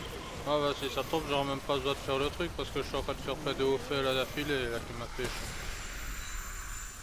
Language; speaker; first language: French; native; French